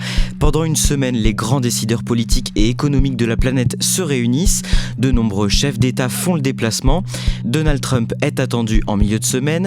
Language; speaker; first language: French; native; French